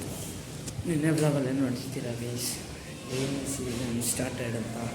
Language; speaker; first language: Kannada; native; Kannada